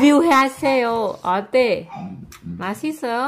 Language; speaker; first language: Korean; non-native, learner; Vietnamese